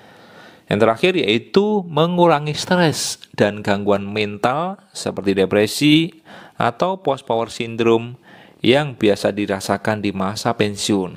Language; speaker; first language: Indonesian; native; Indonesian